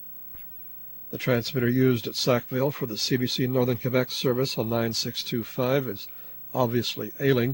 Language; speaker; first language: English; native; English